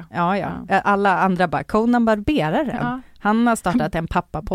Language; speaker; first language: Swedish; native; Swedish